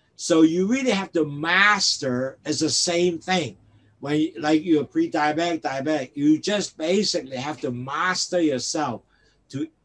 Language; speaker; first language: English; non-native, local second language; Cantonese